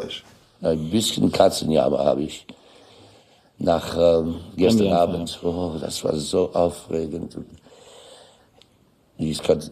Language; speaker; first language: German; non-native, fluent; English